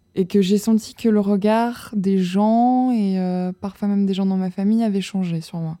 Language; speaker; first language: French; native; French